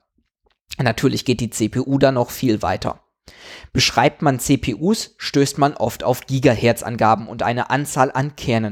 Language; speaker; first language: German; native; German